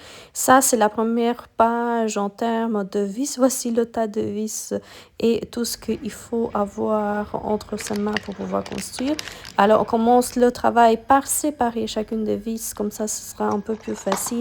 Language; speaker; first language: French; non-native, fluent; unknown